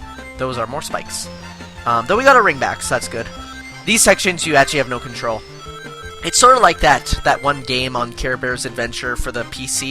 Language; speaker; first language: English; native; English